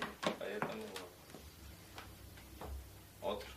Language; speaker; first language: Russian; non-native, local second language; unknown